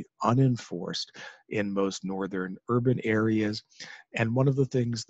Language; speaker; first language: English; native; English